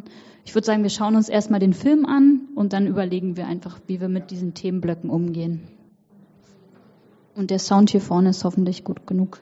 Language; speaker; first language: German; native; German